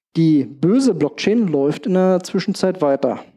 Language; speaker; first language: German; native; German